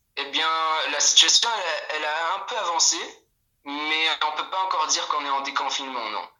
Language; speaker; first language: French; non-native, fluent; Polish